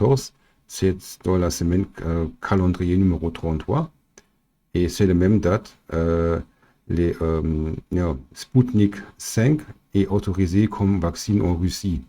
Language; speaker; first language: French; non-native, fluent; German